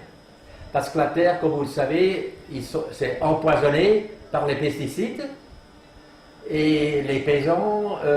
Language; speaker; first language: French; non-native, fluent; German